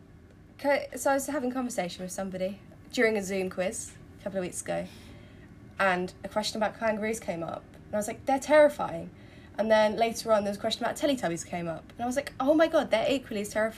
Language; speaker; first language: English; native; English